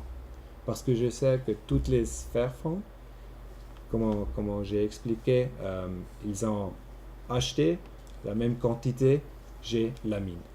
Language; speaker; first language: French; non-native, local second language; German